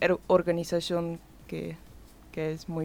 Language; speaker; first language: Spanish; non-native, learner; Dutch